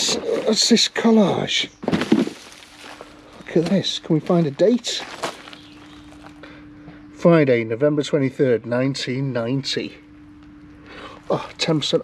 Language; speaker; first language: English; native; English